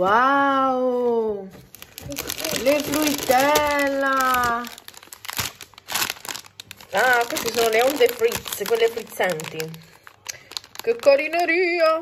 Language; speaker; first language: Italian; native; Italian